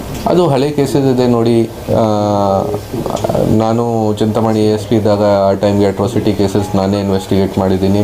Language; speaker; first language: Kannada; non-native, fluent; Hindi